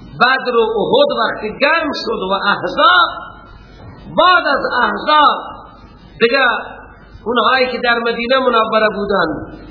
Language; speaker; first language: Persian; non-native, local second language; Baluchi